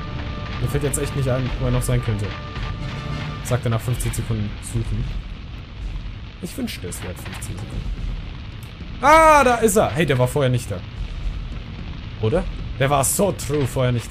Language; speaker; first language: German; native; German